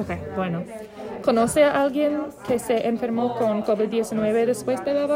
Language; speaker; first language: Spanish; non-native, learner; English